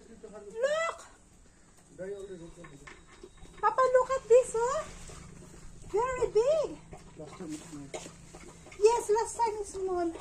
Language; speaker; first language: English; non-native, learner; Filipino